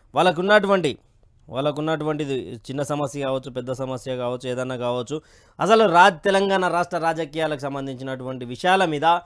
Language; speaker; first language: Telugu; native; Telugu